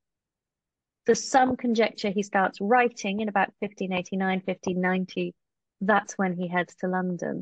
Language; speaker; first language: English; native; English